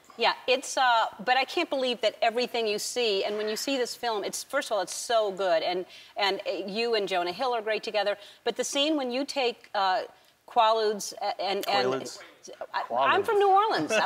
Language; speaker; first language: English; native; English